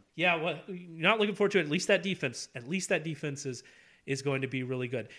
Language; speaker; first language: English; native; English